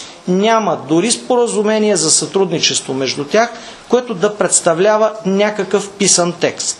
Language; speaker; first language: Bulgarian; native; Bulgarian